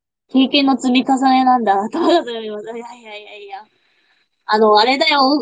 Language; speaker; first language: Japanese; non-native, fluent; English